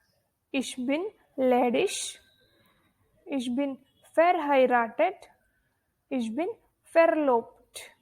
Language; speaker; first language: German; non-native, fluent; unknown